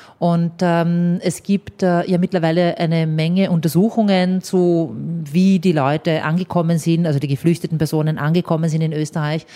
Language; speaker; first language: German; native; German